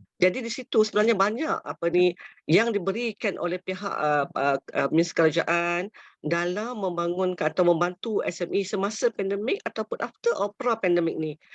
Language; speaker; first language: Malay; native; Malay